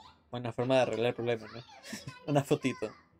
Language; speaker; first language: Spanish; native; Spanish